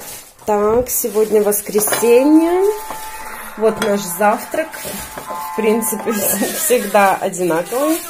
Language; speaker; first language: Russian; native; Russian